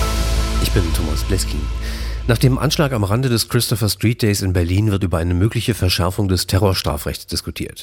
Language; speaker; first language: German; native; German